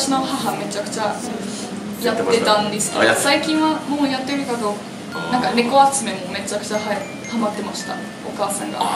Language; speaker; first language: Japanese; non-native, fluent; English